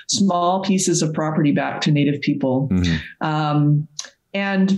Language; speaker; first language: English; native; English